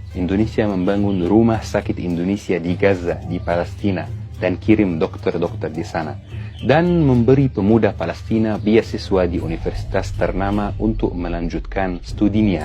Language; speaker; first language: Indonesian; non-native, fluent; Arabic